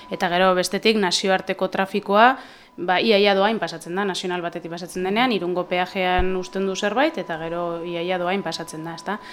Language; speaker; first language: Basque; native; Basque